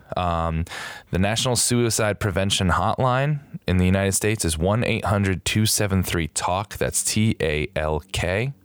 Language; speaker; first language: English; native; English